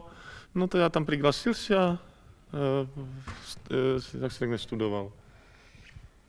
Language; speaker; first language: Russian; non-native, learner; Czech